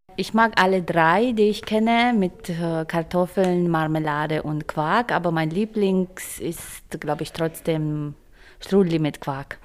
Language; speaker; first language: German; non-native, local second language; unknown